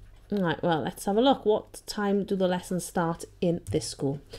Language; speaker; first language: English; native; English